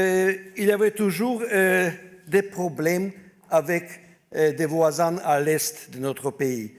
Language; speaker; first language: French; non-native, fluent; Ukrainian